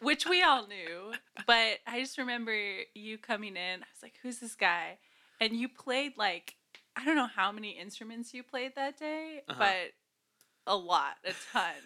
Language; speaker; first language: English; native; English